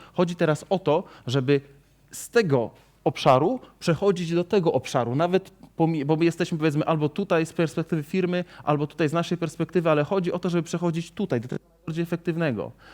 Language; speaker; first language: Polish; native; Polish